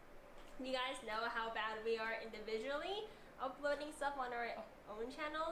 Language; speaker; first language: English; native; English